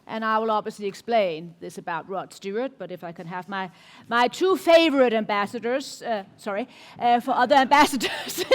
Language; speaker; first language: English; non-native, fluent; Danish